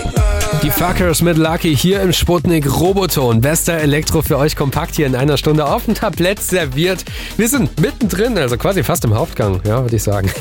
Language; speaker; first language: German; native; German